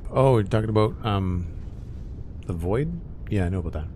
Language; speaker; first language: English; native; English